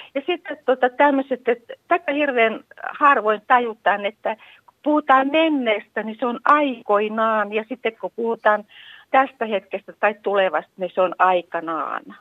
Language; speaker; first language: Finnish; native; Finnish